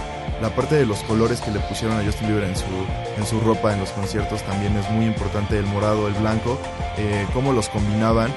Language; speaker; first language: Spanish; native; Spanish